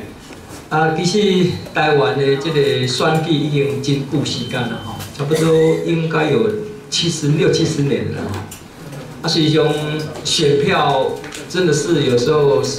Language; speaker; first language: Chinese; non-native, local second language; Min Nan Chinese